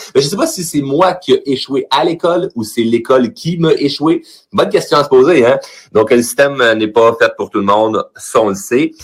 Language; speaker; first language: French; native; French